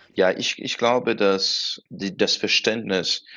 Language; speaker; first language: German; non-native, fluent; Russian